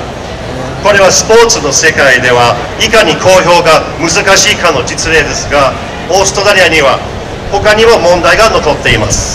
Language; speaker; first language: Japanese; non-native, fluent; English